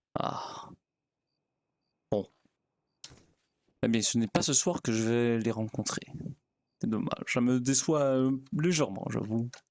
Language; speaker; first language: French; native; French